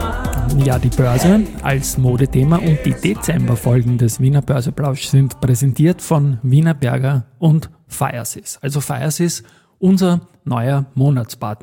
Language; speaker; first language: German; native; German